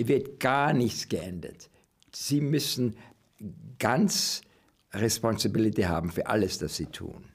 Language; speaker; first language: German; non-native, learner; English